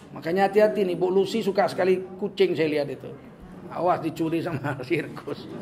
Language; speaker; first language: Indonesian; native; Indonesian